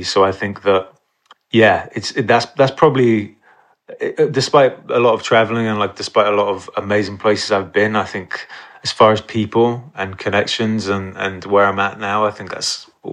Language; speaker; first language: English; native; English